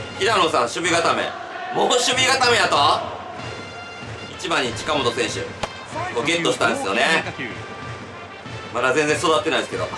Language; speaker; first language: Japanese; native; Japanese